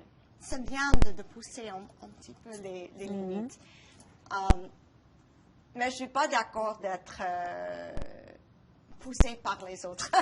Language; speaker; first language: French; non-native, local second language; English